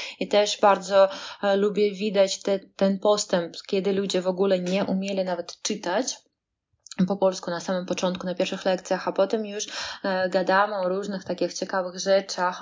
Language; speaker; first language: Polish; non-native, fluent; Russian